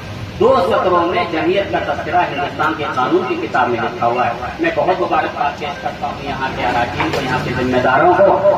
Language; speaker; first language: Urdu; native; Urdu